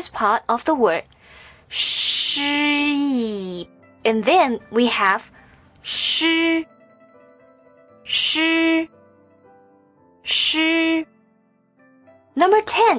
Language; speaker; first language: English; non-native, fluent; Chinese